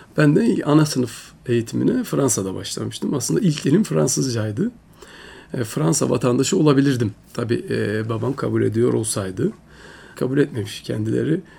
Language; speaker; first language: Turkish; early bilingual, heritage; Turkish